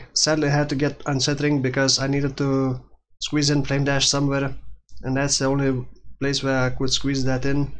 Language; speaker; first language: English; non-native, fluent; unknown